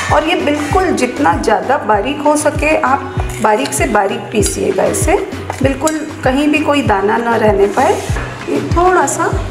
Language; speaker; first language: Hindi; native; Hindi